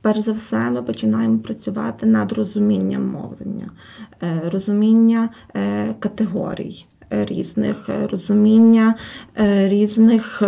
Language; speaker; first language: Ukrainian; native; Ukrainian